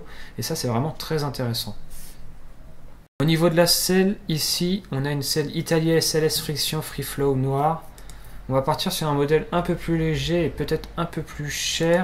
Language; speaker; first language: French; native; French